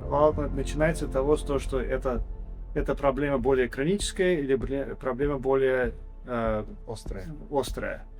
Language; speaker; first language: Russian; early bilingual, heritage; English